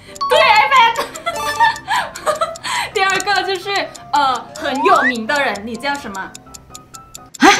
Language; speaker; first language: Chinese; non-native, learner; Thai